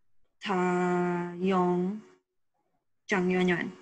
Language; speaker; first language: Chinese; non-native, learner; English